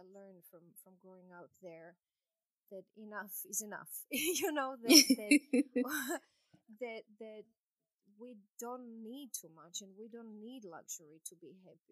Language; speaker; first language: English; non-native, fluent; Croatian